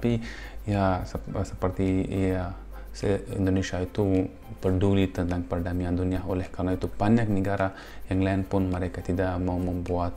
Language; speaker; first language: Indonesian; non-native, fluent; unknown